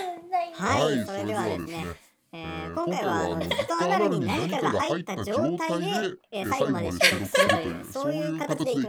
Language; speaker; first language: Japanese; native; Japanese